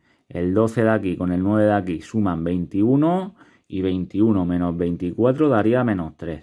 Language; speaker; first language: Spanish; native; Spanish